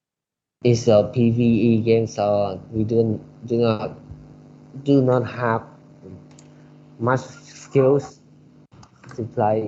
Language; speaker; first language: English; non-native, learner; Vietnamese